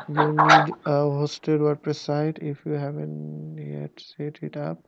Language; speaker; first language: English; non-native, local second language; Bangla